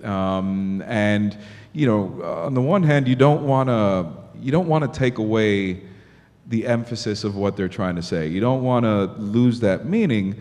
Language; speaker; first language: English; native; English